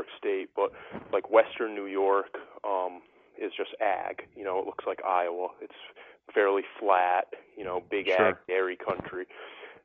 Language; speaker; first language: English; native; English